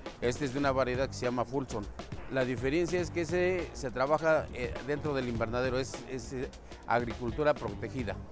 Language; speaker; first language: Spanish; native; Spanish